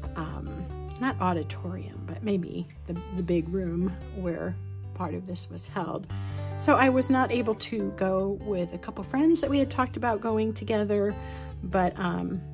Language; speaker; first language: English; native; English